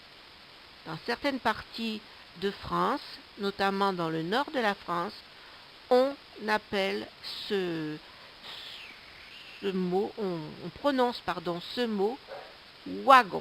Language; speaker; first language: French; native; French